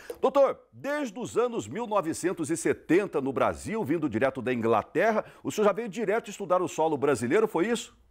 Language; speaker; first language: Portuguese; native; Portuguese